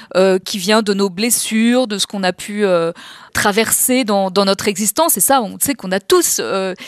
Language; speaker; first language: French; native; French